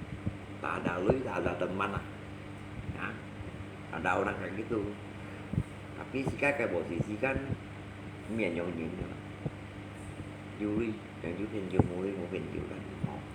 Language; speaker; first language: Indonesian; non-native, local second language; Hakka Chinese